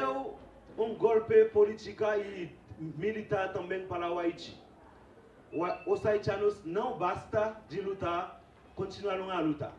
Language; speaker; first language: Portuguese; non-native, fluent; Haitian Creole